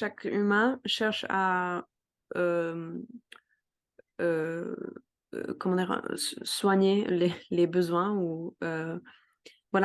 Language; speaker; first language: French; non-native, fluent; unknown